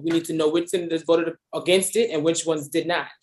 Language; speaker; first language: English; native; English